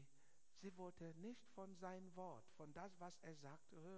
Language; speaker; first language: German; non-native, learner; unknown